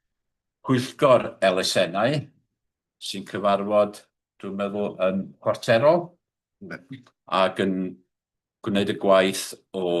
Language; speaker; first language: Welsh; native; Welsh